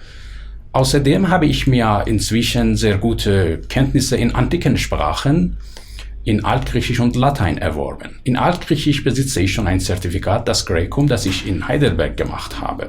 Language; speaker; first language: German; non-native, fluent; Persian